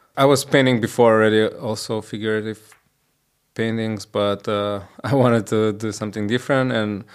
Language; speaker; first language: English; non-native, fluent; Slovenian